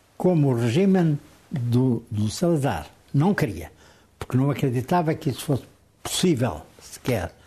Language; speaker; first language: Portuguese; native; Portuguese